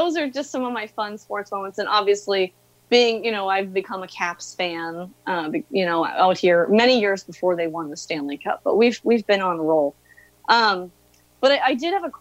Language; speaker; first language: English; native; English